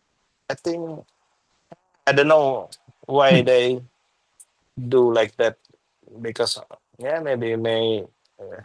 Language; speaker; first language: English; non-native, learner; Indonesian